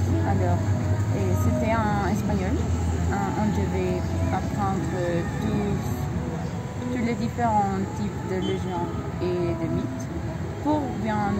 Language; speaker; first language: French; non-native, learner; Spanish